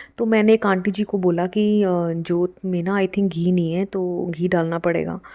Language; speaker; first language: Hindi; native; Hindi